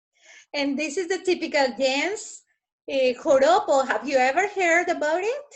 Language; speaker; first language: English; non-native, fluent; Spanish